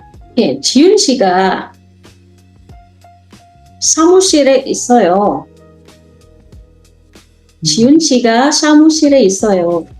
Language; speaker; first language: Korean; non-native, fluent; Indonesian